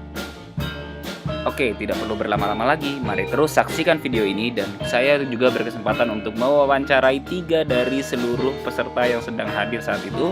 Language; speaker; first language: Indonesian; native; Indonesian